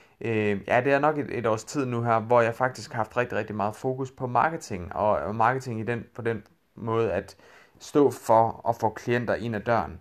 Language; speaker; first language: Danish; native; Danish